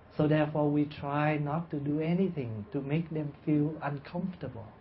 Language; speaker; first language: English; non-native, fluent; Vietnamese